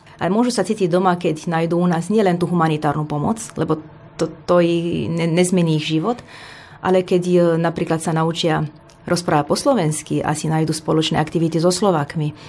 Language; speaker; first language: Slovak; non-native, fluent; Romanian